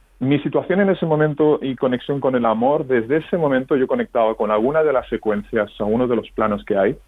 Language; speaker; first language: Spanish; native; Spanish